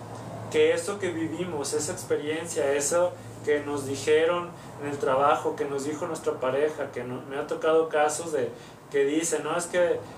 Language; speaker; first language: Spanish; native; Spanish